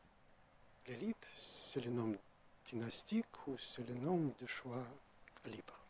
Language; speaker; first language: French; non-native, fluent; Russian